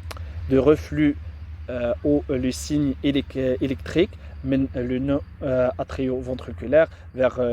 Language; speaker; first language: French; non-native, local second language; Arabic